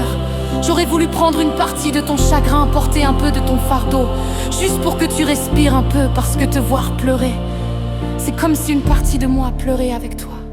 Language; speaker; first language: French; native; French